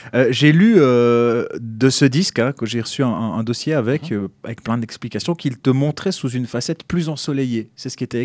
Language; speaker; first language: French; native; French